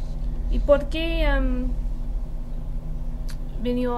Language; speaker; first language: Spanish; non-native, learner; English